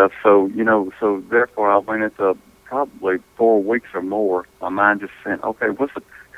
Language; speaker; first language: English; native; English